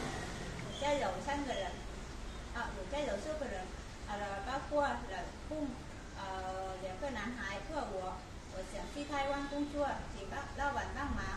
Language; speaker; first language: Chinese; non-native, learner; Vietnamese